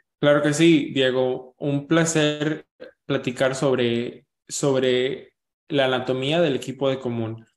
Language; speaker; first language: Spanish; early bilingual, heritage; Spanish